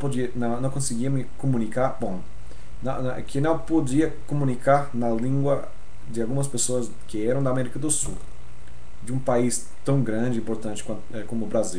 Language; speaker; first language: Portuguese; non-native, fluent; English